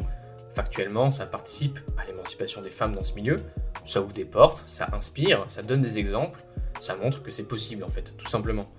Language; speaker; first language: French; native; French